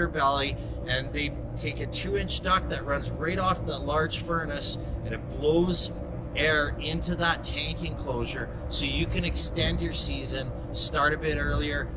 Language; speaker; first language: English; native; English